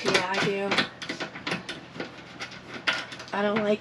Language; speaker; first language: English; native; English